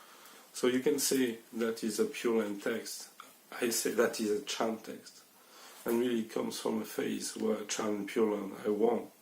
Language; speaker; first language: English; non-native, fluent; French